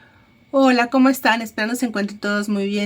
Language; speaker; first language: Spanish; native; Spanish